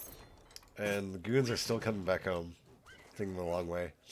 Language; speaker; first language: English; native; English